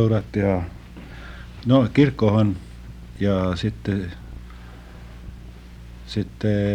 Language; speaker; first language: Finnish; early bilingual, heritage; Finnish